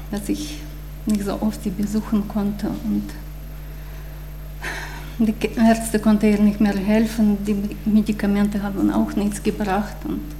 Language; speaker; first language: German; non-native, learner; Russian